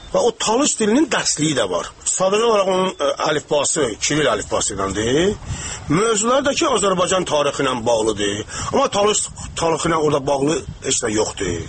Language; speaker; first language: Azerbaijani; non-native, local second language; Talysh